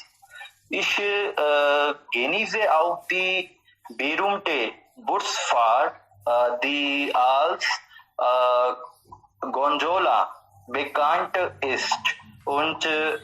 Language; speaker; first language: German; non-native, learner; Hindi